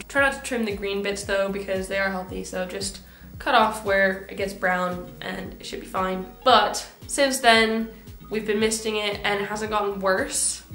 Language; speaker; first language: English; native; English